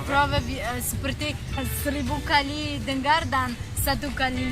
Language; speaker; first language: Indonesian; non-native, learner; Tajik